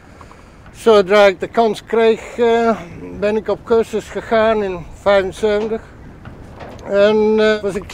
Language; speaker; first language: Dutch; non-native, fluent; English